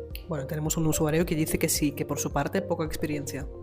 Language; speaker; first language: Spanish; native; Spanish